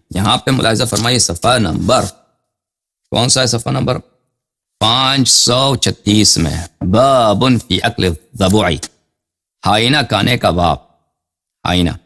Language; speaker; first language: Urdu; non-native, fluent; Persian